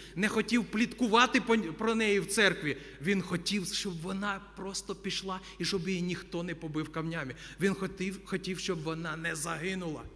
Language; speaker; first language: Ukrainian; non-native, local second language; Russian